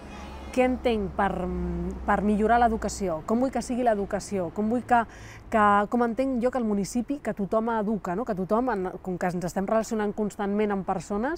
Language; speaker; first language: Catalan; native; Catalan